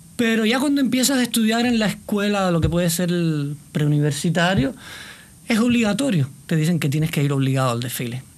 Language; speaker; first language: Spanish; native; Spanish